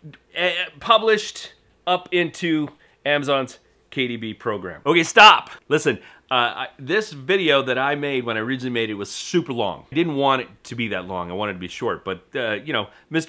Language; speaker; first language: English; native; English